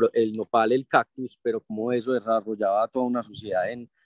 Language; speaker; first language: Spanish; native; Spanish